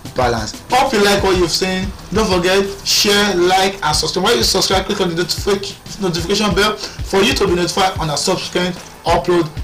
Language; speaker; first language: English; non-native, local second language; Yoruba